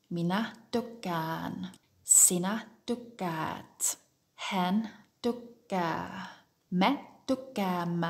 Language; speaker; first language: Finnish; non-native, fluent; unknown